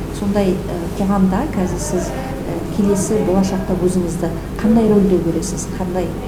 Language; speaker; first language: Kazakh; native; Kazakh